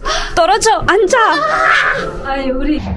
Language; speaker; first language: Korean; non-native, fluent; Turkmen